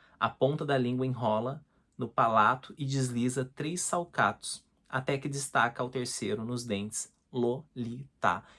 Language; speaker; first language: Portuguese; native; Portuguese